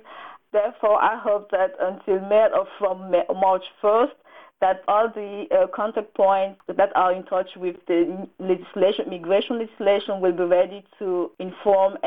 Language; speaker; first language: English; non-native, local second language; French